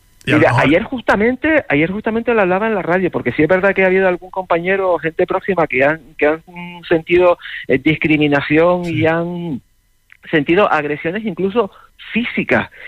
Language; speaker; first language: Spanish; native; Spanish